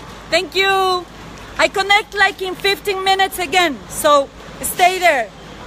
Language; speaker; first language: English; non-native, fluent; Spanish